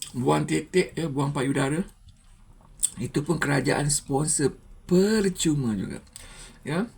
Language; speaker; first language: Malay; native; Malay